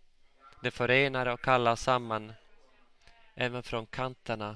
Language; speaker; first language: Swedish; non-native, local second language; Finnish